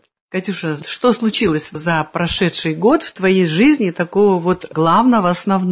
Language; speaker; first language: Russian; native; Russian